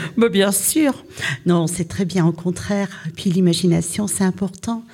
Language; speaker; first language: French; native; French